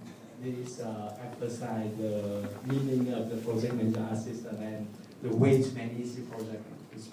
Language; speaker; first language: English; non-native, learner; Vietnamese